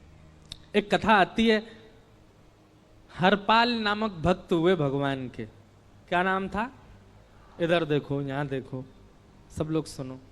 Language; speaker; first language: Hindi; native; Hindi